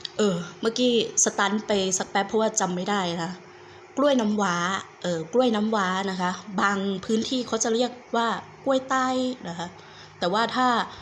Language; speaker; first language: Thai; native; Thai